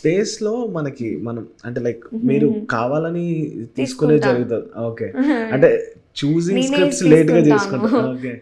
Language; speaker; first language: Telugu; native; Telugu